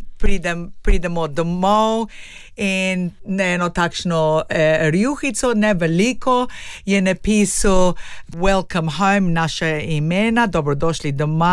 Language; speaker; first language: Slovenian; early bilingual, heritage; Slovenian